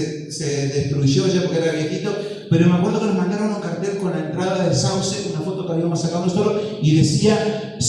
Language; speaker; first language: Spanish; native; Spanish